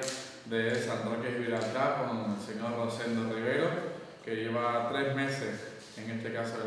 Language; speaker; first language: Spanish; native; Spanish